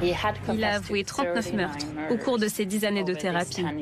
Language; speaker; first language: French; native; French